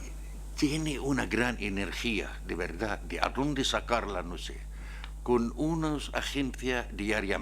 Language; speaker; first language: Spanish; non-native, learner; Arabic